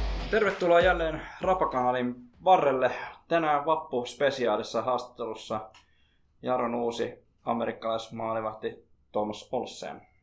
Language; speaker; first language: Finnish; native; Finnish